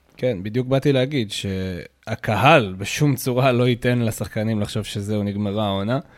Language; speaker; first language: Hebrew; native; Hebrew